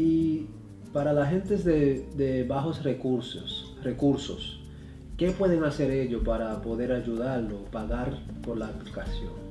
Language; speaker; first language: Spanish; early bilingual, heritage; Spanish